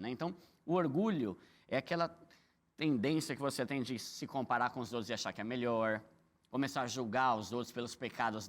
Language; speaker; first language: Portuguese; native; Portuguese